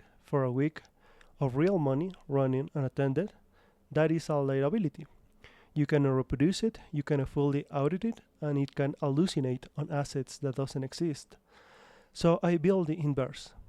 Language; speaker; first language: English; non-native, fluent; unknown